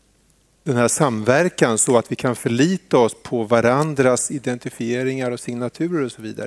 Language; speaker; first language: Swedish; native; Swedish